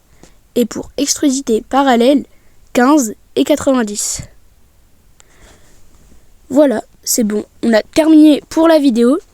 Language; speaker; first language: French; native; French